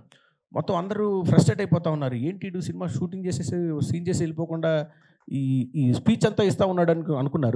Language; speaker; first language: Telugu; native; Telugu